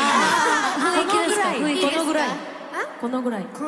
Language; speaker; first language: Japanese; non-native, fluent; Korean